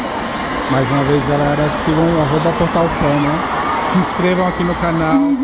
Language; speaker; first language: Portuguese; native; Portuguese